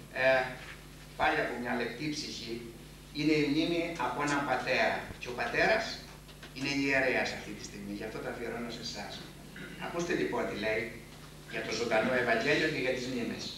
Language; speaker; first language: Greek; native; Greek